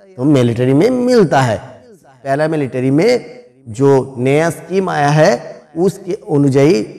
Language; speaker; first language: Hindi; non-native, local second language; Bangla